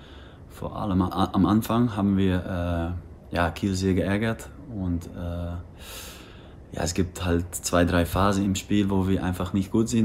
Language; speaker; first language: German; non-native, fluent; Dutch